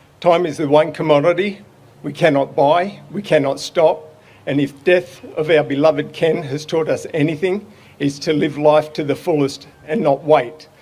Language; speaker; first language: English; native; English